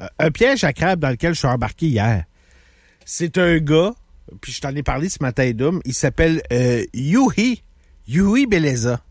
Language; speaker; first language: French; native; French